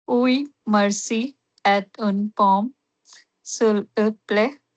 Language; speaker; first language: French; non-native, learner; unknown